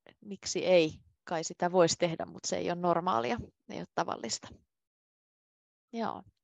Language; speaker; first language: Finnish; native; Finnish